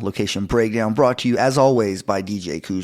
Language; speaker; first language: English; native; English